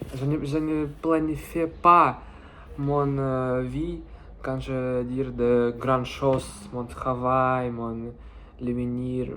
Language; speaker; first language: French; non-native, learner; Russian